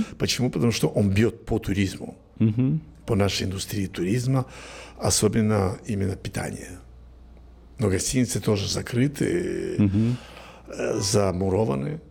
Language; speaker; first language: Russian; non-native, local second language; Spanish